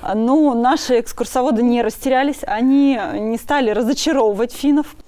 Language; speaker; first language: Russian; native; Russian